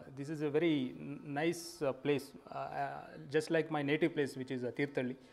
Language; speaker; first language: English; non-native, local second language; Kannada